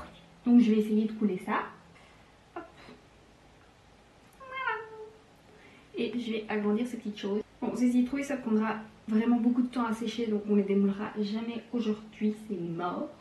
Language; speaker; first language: French; native; French